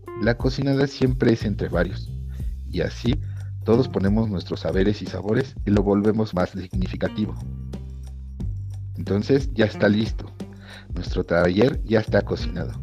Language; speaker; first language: Spanish; native; Spanish